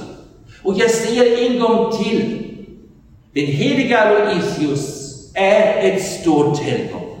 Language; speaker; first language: Swedish; non-native, fluent; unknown